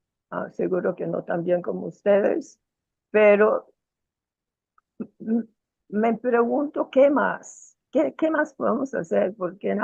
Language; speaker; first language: Spanish; non-native, fluent; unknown